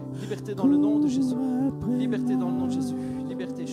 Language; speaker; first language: French; native; French